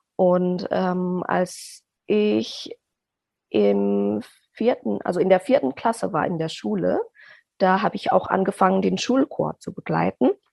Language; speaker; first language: German; non-native, fluent; Indonesian